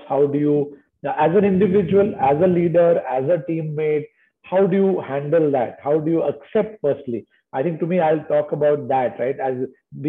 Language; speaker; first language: English; non-native, local second language; Marathi